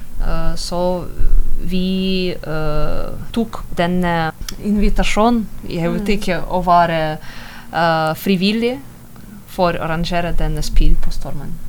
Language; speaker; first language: Norwegian; non-native, learner; Ukrainian